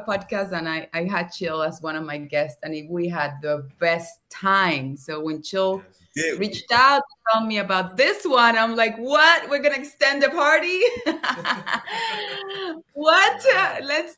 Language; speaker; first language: English; non-native, fluent; Spanish